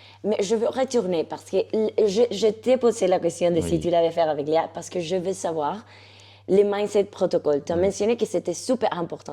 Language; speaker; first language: French; non-native, fluent; Spanish